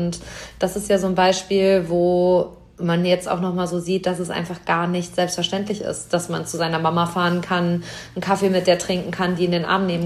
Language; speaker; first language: German; native; German